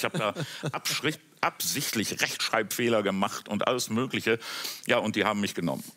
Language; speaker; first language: German; native; German